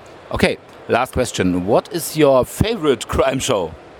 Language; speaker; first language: English; non-native, fluent; German